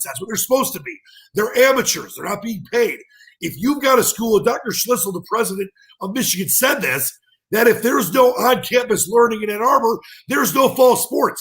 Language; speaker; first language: English; native; English